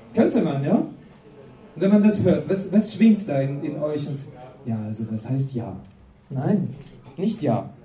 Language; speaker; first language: German; non-native, fluent; French